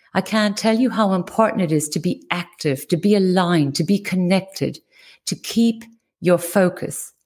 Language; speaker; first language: English; native; English